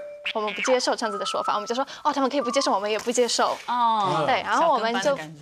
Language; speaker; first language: Chinese; non-native, fluent; Polish